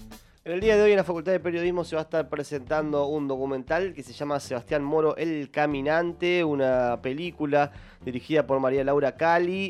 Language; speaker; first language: Spanish; native; Spanish